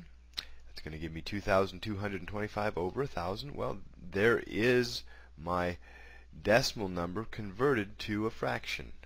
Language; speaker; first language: English; native; English